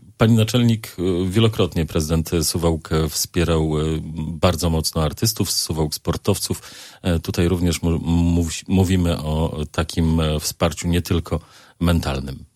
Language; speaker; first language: Polish; native; Polish